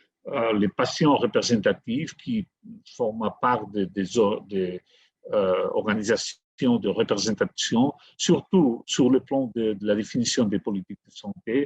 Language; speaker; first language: French; non-native, fluent; Catalan